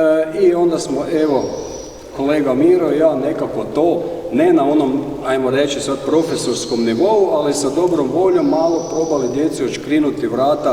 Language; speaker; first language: Croatian; native; Croatian